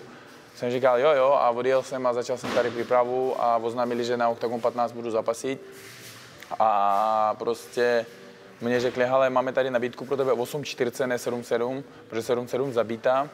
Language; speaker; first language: Czech; non-native, fluent; Uzbek